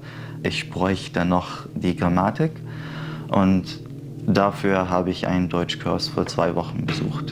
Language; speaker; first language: German; non-native, fluent; Arabic